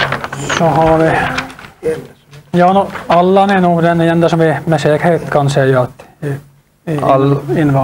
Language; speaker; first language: Swedish; native; Swedish